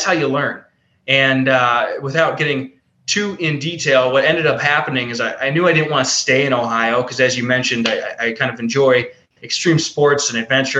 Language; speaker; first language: English; native; English